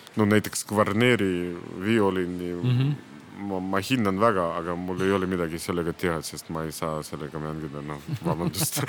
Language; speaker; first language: Estonian; non-native, local second language; Russian